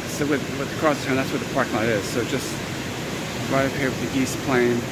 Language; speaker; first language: English; native; English